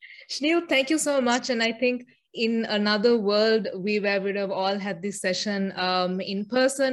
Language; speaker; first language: English; non-native, local second language; Sinhala